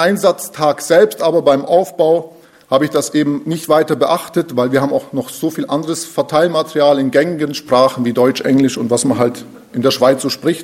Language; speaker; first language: German; native; German